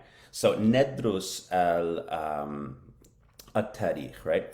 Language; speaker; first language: Arabic; non-native, learner; English